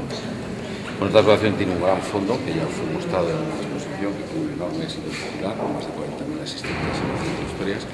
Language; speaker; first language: Spanish; native; Spanish